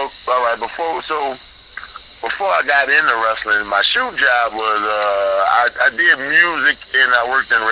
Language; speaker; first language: English; native; English